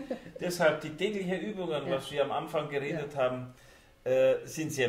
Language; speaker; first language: German; non-native, fluent; Hungarian